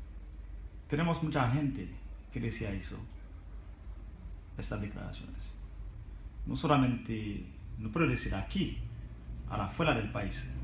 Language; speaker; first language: Spanish; non-native, learner; Haitian Creole